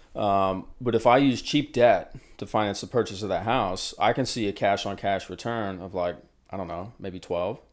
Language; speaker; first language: English; native; English